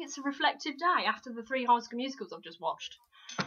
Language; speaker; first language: English; native; English